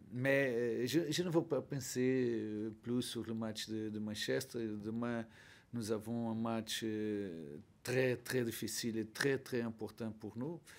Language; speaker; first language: French; non-native, learner; Portuguese